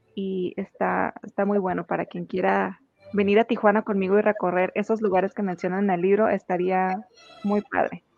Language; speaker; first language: Spanish; native; Spanish